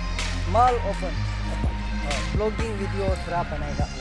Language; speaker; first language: Hindi; non-native, local second language; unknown